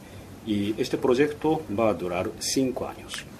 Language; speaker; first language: Spanish; non-native, fluent; Japanese